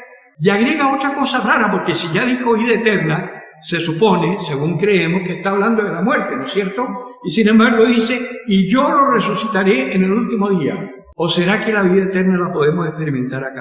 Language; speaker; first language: Spanish; native; Spanish